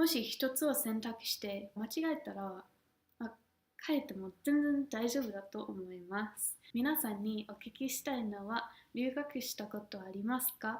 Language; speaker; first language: Japanese; non-native, fluent; English